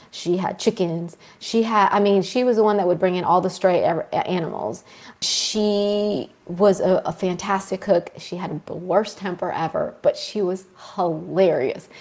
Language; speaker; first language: English; early bilingual, other home language; Spanish